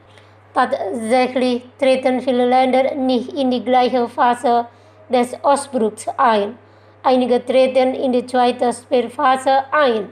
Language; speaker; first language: German; non-native, fluent; Indonesian